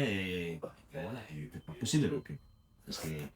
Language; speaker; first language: French; non-native, learner; Italian